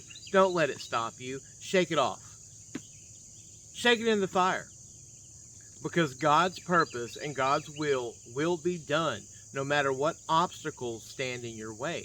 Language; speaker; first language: English; native; English